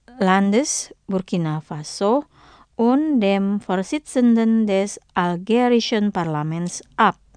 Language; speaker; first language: German; non-native, fluent; Indonesian